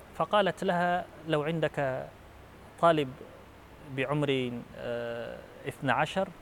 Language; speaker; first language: Arabic; non-native, fluent; Filipino